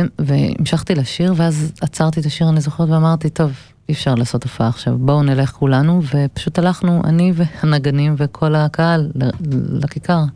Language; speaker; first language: Hebrew; early bilingual, other home language; English